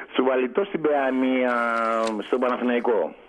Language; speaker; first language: Greek; native; Greek